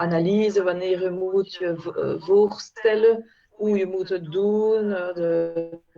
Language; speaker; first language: Dutch; non-native, fluent; French